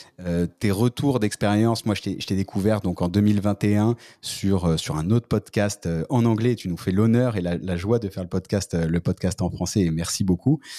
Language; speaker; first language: French; native; French